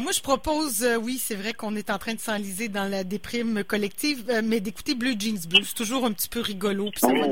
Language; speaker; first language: French; native; French